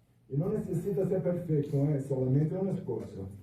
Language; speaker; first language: Spanish; non-native, fluent; Portuguese